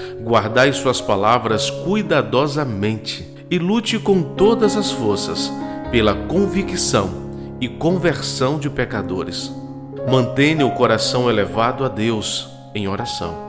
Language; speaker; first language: Portuguese; native; Portuguese